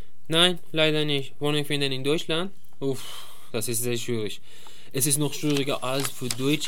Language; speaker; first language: German; non-native, learner; Persian